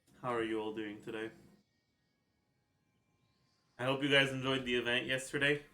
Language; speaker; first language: English; native; English